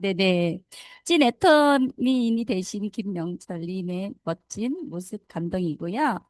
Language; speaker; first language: Korean; native; Korean